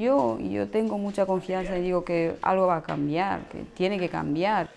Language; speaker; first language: Spanish; non-native, fluent; Romanian